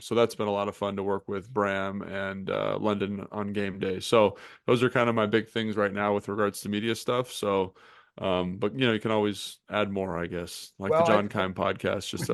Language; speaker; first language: English; native; English